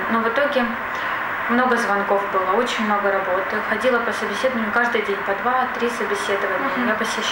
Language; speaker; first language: Russian; native; Russian